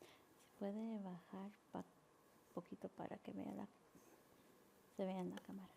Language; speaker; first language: Spanish; early bilingual, heritage; Spanish